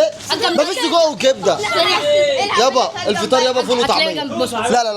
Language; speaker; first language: Arabic; native; Arabic